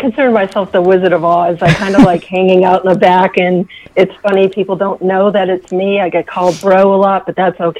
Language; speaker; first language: English; native; English